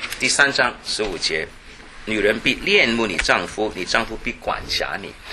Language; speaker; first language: Chinese; non-native, local second language; Cantonese